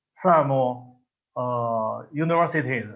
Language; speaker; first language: English; non-native, learner; Chinese